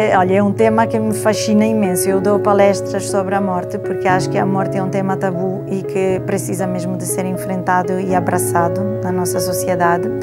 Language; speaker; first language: Portuguese; non-native, fluent; Italian